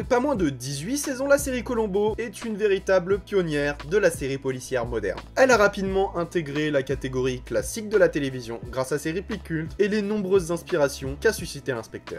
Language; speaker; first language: French; native; French